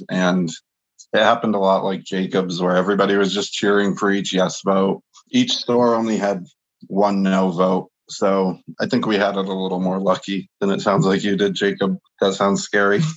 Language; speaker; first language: English; native; English